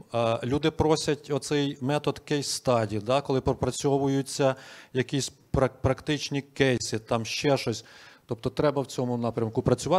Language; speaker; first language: Ukrainian; native; Ukrainian